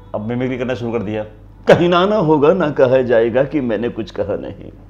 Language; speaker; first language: Hindi; native; Hindi